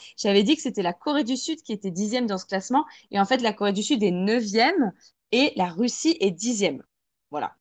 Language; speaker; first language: French; native; French